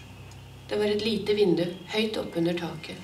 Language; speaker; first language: Norwegian; non-native, fluent; Persian